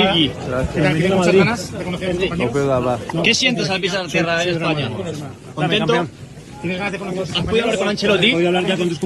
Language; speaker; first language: Spanish; native; Spanish